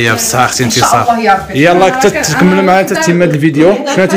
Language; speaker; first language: Arabic; native; Arabic